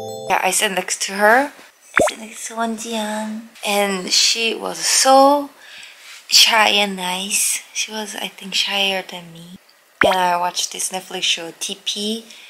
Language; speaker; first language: English; non-native, learner; Korean